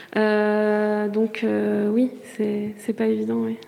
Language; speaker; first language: French; native; French